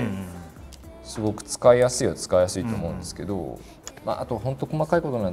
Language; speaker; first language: Japanese; native; Japanese